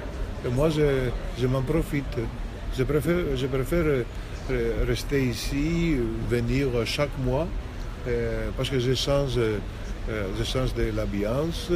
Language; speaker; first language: French; non-native, fluent; Greek